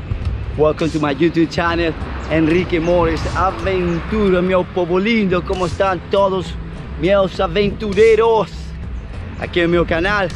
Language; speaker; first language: Portuguese; non-native, fluent; Spanish